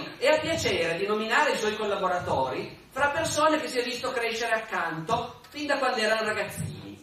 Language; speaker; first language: Italian; native; Italian